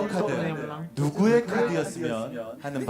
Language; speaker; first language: Korean; native; Korean